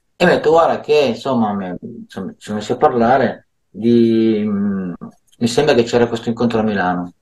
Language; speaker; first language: Italian; native; Italian